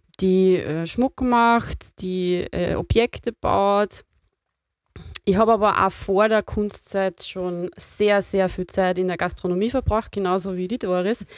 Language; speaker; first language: German; native; German